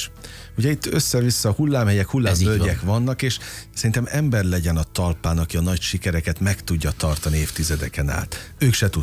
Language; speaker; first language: Hungarian; native; Hungarian